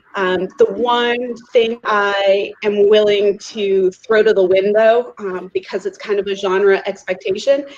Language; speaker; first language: English; native; English